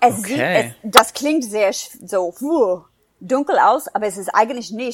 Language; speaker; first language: German; non-native, fluent; English